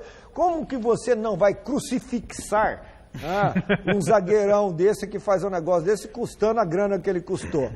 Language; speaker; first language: Portuguese; native; Portuguese